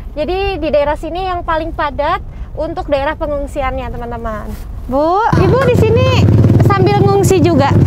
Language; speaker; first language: Indonesian; native; Indonesian